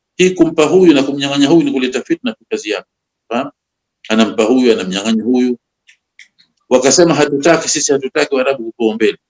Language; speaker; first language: Swahili; native; Swahili